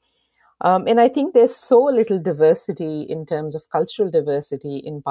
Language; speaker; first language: English; non-native, local second language; Urdu